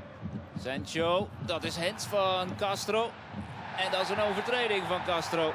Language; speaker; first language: Dutch; native; Dutch